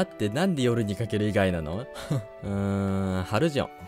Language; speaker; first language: Japanese; native; Japanese